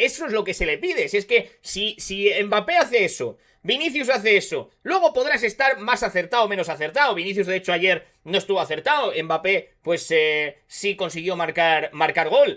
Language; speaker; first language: Spanish; native; Spanish